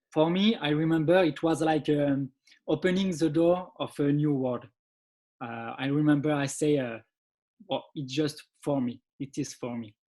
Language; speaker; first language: English; non-native, learner; French